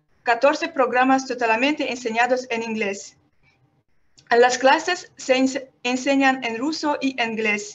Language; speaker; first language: Spanish; non-native, learner; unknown